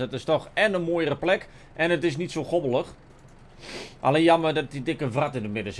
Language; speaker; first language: Dutch; native; Dutch